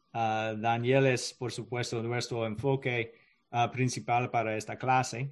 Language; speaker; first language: Spanish; non-native, learner; English